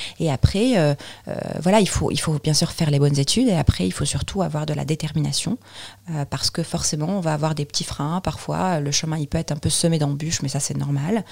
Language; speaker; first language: French; non-native, local second language; Arabic